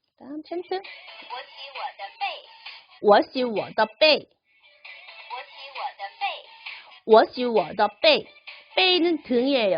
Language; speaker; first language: Chinese; non-native, learner; Korean